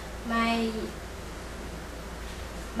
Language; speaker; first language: English; non-native, learner; Filipino